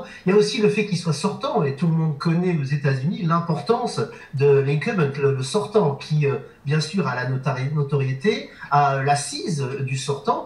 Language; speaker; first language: French; native; French